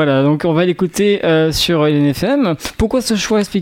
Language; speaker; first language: French; native; French